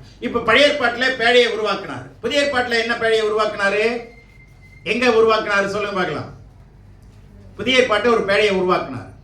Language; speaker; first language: Tamil; native; Tamil